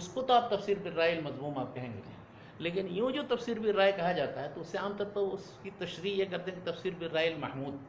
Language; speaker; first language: Urdu; native; Urdu